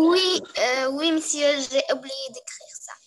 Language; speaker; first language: French; non-native, learner; Arabic